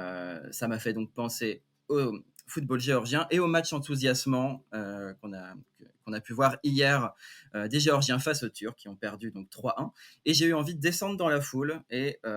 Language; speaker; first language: French; native; French